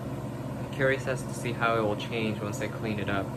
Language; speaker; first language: English; native; English